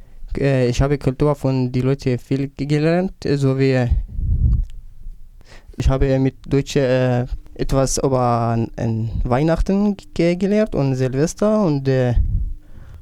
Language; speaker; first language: German; non-native, learner; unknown